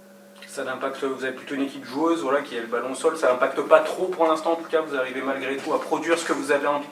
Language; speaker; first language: French; native; French